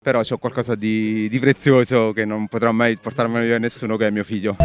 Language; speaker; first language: Italian; native; Italian